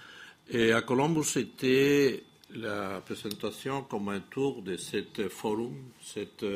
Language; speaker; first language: French; non-native, fluent; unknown